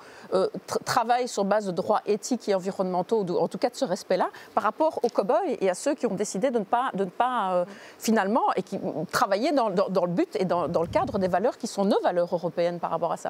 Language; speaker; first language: French; native; French